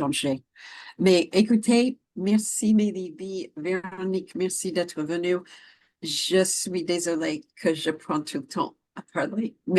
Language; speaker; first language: French; non-native, fluent; English